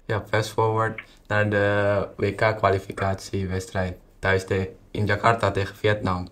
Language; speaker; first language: Dutch; non-native, fluent; Indonesian